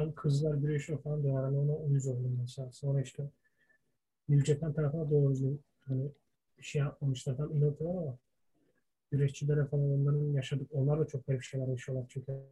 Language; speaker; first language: Turkish; early bilingual, heritage; Turkish